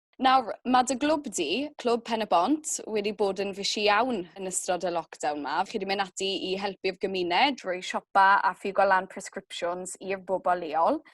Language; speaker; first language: Welsh; native; Welsh